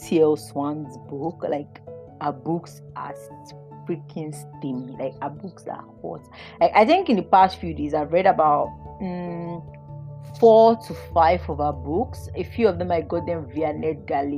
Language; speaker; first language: English; non-native, local second language; Yoruba